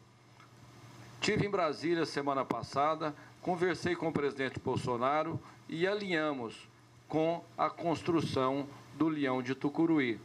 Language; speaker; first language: Portuguese; native; Portuguese